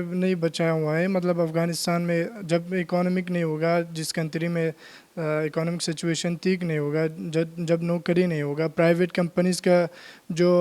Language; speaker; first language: Hindi; non-native, learner; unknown